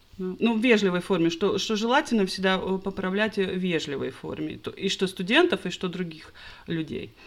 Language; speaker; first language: Russian; non-native, local second language; Latvian